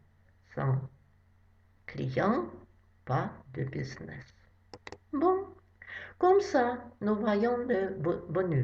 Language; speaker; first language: French; non-native, fluent; Russian